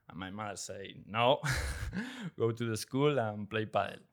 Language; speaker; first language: English; non-native, learner; Spanish